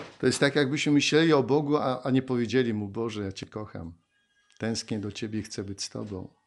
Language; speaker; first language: Polish; native; Polish